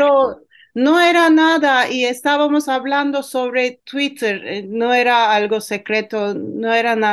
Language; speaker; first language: Spanish; non-native, fluent; Turkish